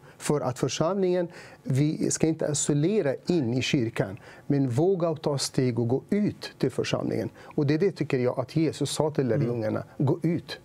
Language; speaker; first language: Swedish; non-native, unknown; Arabic